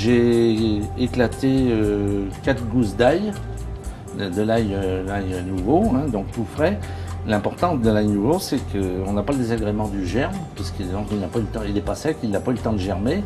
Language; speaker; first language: French; native; French